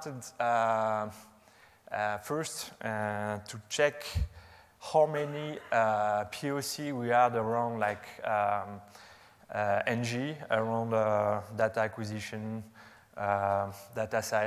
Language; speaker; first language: English; non-native, fluent; French